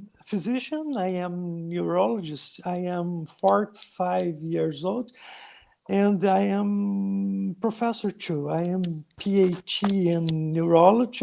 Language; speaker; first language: English; non-native, learner; Portuguese